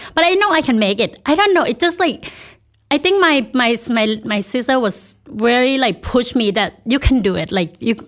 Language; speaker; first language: English; non-native, fluent; Thai